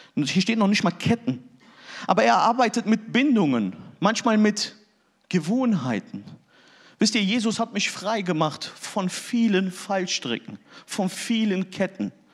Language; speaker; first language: German; early bilingual, other home language; Turkish